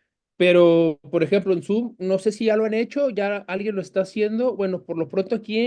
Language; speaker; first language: Spanish; native; Spanish